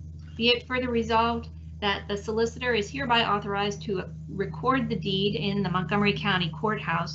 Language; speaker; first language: English; native; English